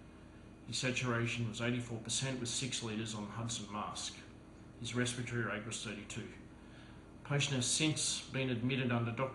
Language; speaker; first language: English; native; English